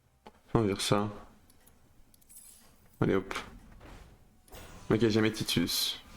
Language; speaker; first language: French; native; French